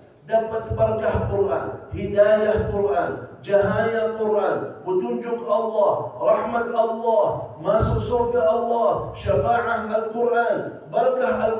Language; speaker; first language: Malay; non-native, fluent; Arabic